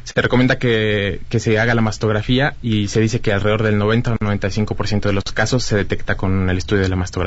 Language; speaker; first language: Spanish; native; Spanish